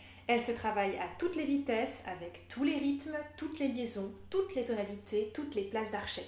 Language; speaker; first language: French; native; French